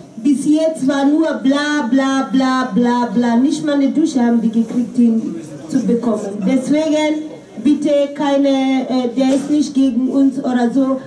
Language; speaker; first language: German; non-native, fluent; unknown